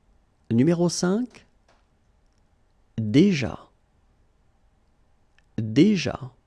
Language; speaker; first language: French; native; French